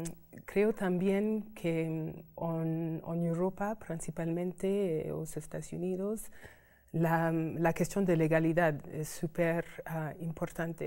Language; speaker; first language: Spanish; non-native, fluent; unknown